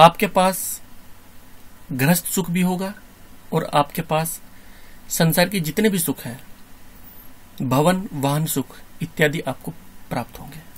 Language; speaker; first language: Hindi; native; Hindi